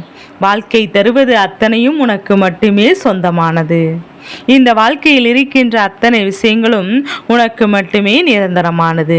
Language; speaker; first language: Tamil; native; Tamil